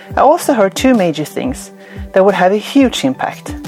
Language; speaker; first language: English; non-native, fluent; Swedish